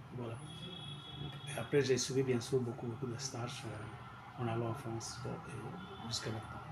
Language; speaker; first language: French; non-native, fluent; Bangla